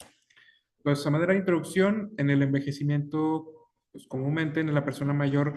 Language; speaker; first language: Spanish; native; Spanish